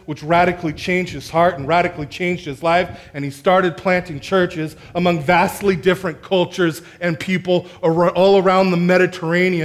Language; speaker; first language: English; native; English